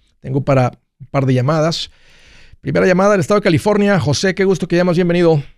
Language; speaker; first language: Spanish; early bilingual, heritage; Spanish